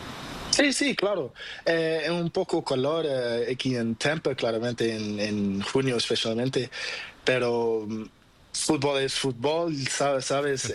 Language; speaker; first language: Spanish; non-native, learner; Portuguese